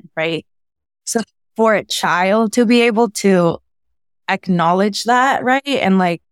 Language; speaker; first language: English; early bilingual, other home language; Spanish